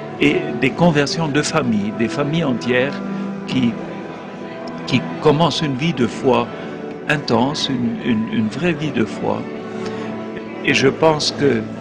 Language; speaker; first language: French; non-native, fluent; German